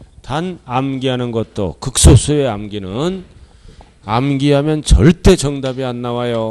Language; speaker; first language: Korean; native; Korean